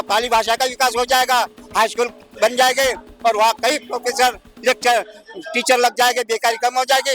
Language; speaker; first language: Hindi; native; Hindi